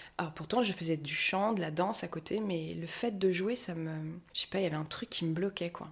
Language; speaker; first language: French; native; French